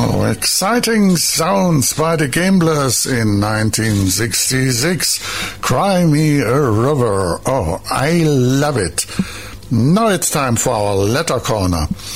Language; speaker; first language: English; non-native, fluent; German